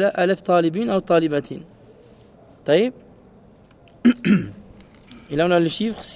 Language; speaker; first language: Arabic; non-native, learner; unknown